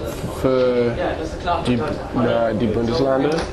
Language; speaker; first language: German; non-native, learner; English